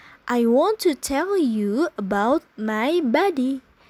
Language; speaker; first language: English; non-native, fluent; Indonesian